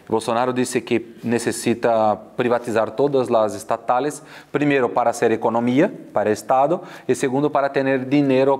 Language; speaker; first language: Spanish; non-native, fluent; Portuguese